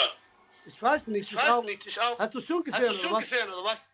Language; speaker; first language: German; non-native, learner; Somali